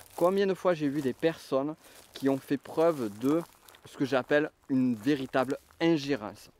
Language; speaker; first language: French; native; French